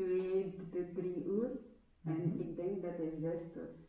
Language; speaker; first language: Dutch; non-native, learner; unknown